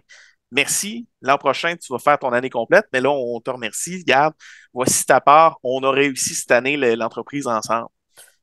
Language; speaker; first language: French; native; French